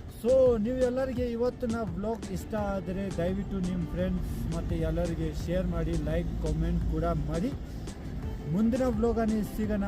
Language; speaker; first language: Kannada; non-native, fluent; Ladakhi